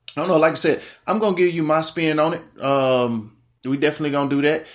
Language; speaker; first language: English; native; English